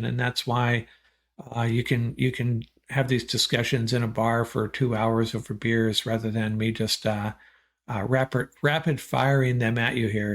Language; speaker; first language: English; native; English